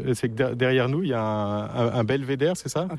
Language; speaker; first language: French; native; French